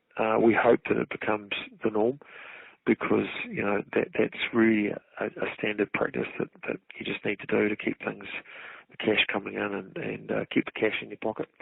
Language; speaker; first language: English; native; English